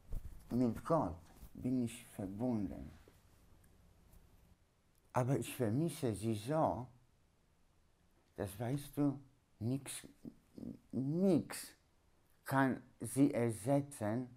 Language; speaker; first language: German; non-native, learner; Polish